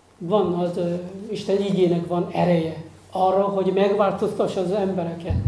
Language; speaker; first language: Hungarian; non-native, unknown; Korean